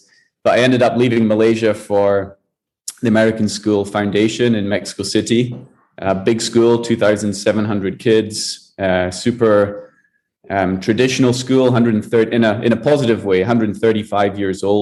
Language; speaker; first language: English; native; English